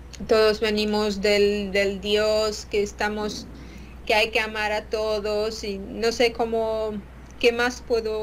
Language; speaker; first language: Spanish; non-native, fluent; Latvian